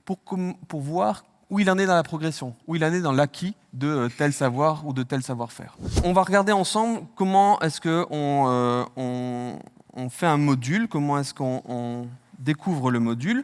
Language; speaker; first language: French; native; French